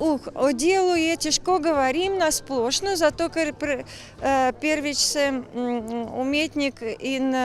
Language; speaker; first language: Slovenian; non-native, learner; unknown